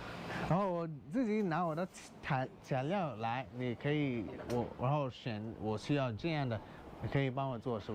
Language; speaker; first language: Chinese; non-native, fluent; English